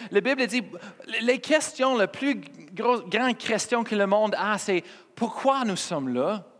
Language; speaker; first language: French; non-native, fluent; English